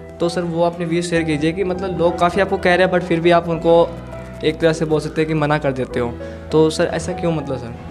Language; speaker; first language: Hindi; native; Hindi